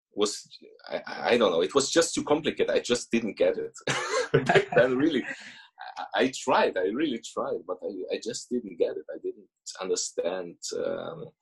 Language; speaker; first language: English; early bilingual, other home language; Russian